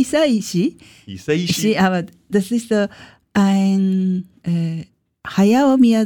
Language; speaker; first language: German; non-native, learner; Japanese